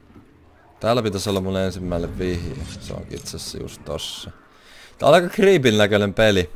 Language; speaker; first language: Finnish; native; Finnish